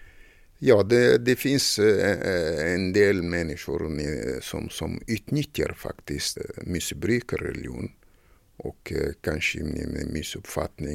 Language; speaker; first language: Swedish; non-native, fluent; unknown